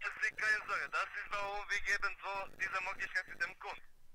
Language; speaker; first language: German; non-native, learner; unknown